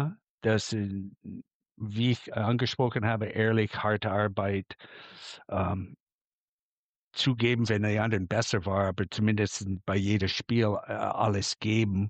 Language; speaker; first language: German; non-native, fluent; English